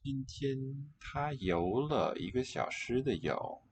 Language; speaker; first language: Chinese; non-native, learner; English